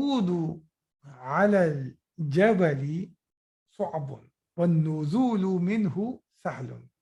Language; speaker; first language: Arabic; non-native, fluent; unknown